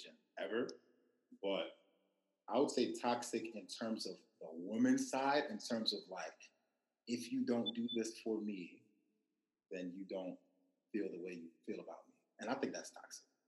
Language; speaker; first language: English; native; English